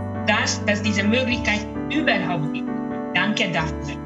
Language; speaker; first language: German; non-native, learner; Hungarian